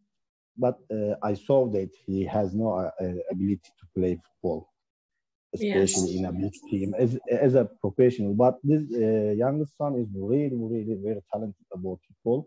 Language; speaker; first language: English; non-native, learner; Turkish